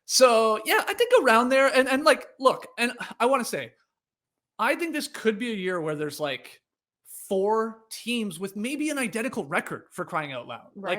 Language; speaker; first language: English; native; English